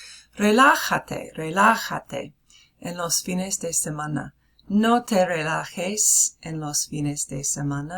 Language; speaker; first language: Spanish; non-native, fluent; English